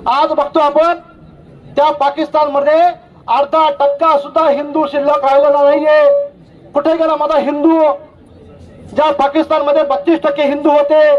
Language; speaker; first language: Marathi; native; Marathi